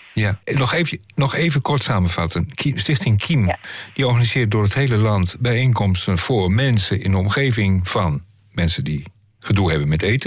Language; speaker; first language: Dutch; native; Dutch